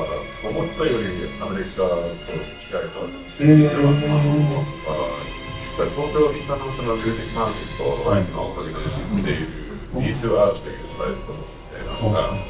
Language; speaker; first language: Japanese; non-native, fluent; English